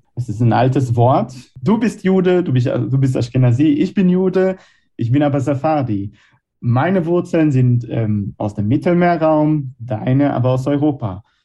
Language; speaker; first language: German; non-native, fluent; Hebrew